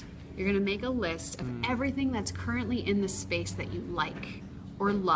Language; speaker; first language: English; native; English